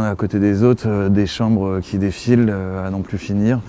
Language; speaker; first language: French; native; French